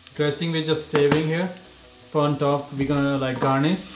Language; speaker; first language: English; non-native, local second language; Hindi